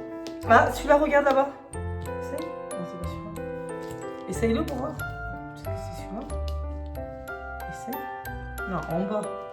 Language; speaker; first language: French; native; French